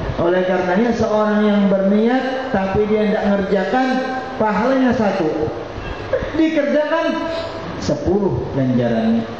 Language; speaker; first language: Malay; non-native, local second language; Banjar